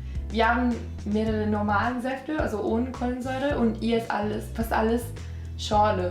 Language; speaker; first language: German; non-native, fluent; Italian